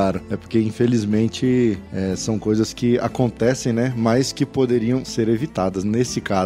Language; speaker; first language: Portuguese; native; Portuguese